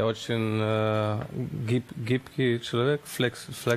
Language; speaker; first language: Russian; non-native, learner; German